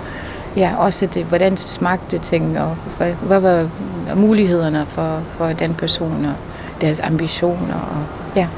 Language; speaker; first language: Danish; non-native, fluent; English